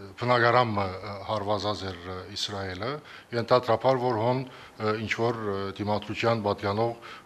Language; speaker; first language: Armenian; early bilingual, heritage; Armenian